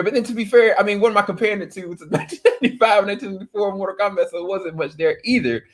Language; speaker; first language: English; native; English